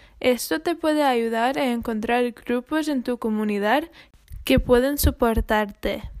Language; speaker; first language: Spanish; non-native, learner; English